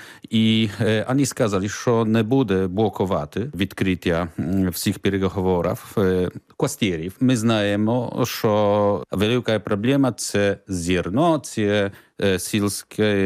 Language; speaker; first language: Ukrainian; non-native, learner; Polish